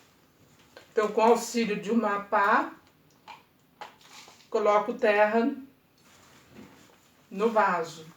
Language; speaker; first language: Portuguese; native; Portuguese